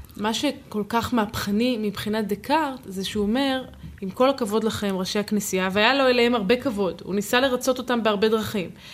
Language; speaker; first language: Hebrew; native; Hebrew